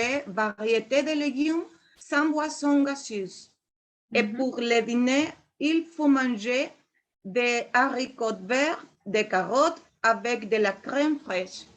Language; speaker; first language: French; non-native, learner; Spanish